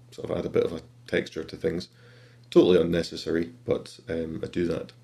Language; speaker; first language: English; native; English